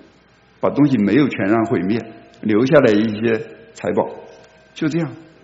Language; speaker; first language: Chinese; native; Chinese